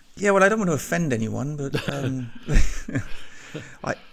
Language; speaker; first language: English; native; English